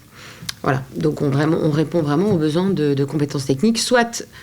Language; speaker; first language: French; native; French